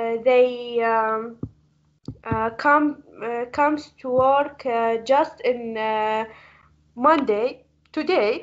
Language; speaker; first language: English; non-native, learner; Arabic